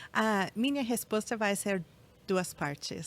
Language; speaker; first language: Portuguese; non-native, fluent; English